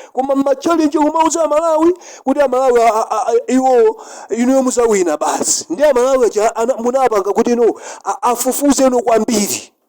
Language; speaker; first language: Nyanja; native; Nyanja